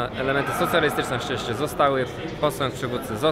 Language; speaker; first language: Polish; native; Polish